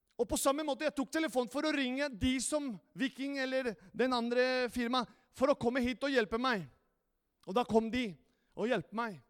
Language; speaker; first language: Norwegian; non-native, fluent; Spanish